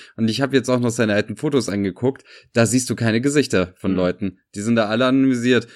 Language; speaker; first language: German; early bilingual, other home language; Serbian